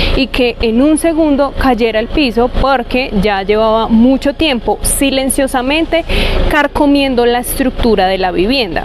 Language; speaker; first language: Spanish; native; Spanish